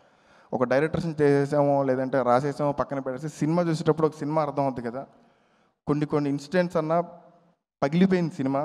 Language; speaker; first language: Telugu; native; Telugu